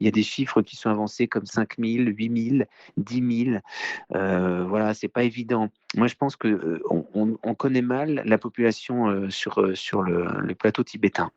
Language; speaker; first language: French; native; French